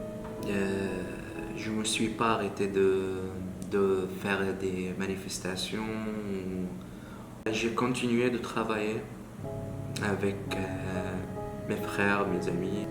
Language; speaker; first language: French; non-native, learner; Arabic